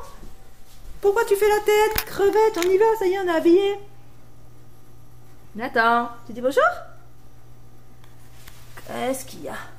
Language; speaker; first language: French; native; French